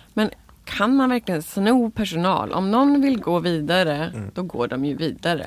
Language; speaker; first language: Swedish; native; Swedish